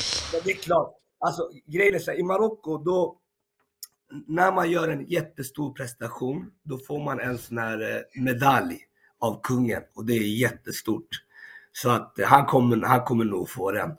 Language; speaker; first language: Swedish; early bilingual, other home language; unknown